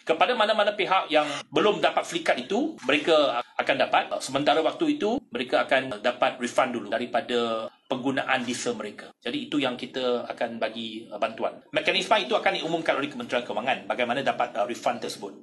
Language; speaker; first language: Malay; native; Malay